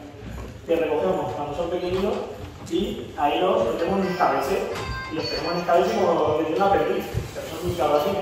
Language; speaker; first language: Spanish; native; Spanish